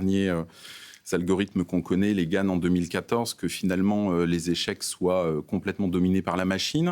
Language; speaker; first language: French; native; French